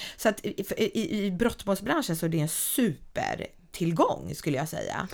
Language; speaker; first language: Swedish; native; Swedish